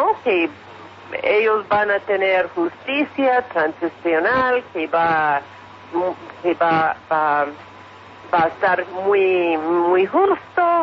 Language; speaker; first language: Spanish; non-native, fluent; English